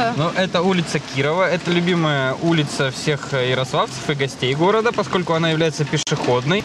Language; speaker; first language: Russian; native; Russian